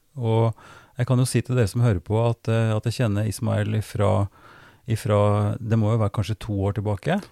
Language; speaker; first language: Norwegian; native; Norwegian